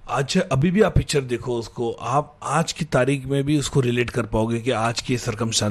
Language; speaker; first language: Hindi; native; Hindi